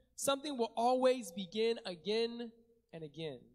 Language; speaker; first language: English; native; English